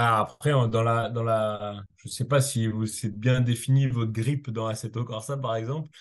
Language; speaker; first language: French; native; French